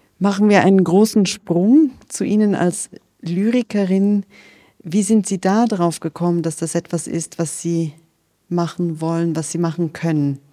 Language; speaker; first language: German; native; German